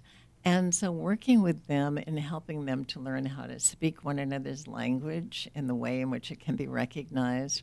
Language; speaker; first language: English; native; English